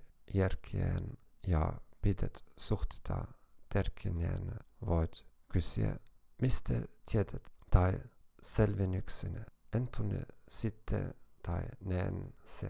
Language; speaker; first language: Finnish; non-native, fluent; German